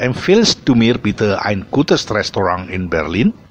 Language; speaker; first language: German; non-native, fluent; Indonesian